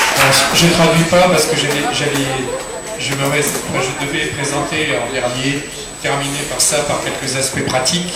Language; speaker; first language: French; native; French